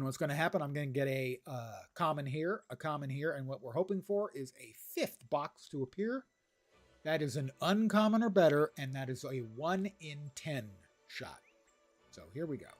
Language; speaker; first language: English; native; English